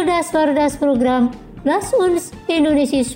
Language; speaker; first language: German; non-native, fluent; Indonesian